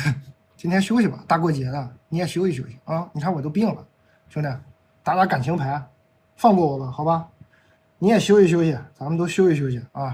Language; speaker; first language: Chinese; native; Chinese